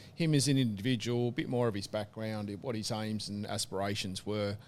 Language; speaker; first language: English; native; English